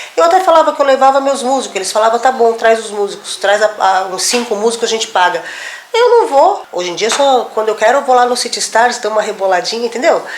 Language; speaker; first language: Portuguese; native; Portuguese